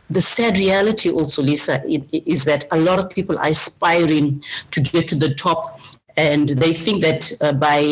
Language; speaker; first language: English; non-native, local second language; Shona